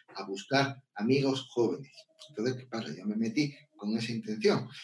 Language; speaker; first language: Spanish; native; Spanish